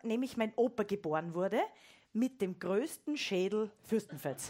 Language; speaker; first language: German; native; German